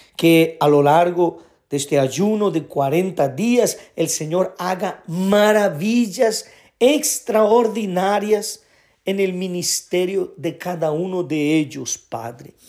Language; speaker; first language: Spanish; non-native, fluent; Portuguese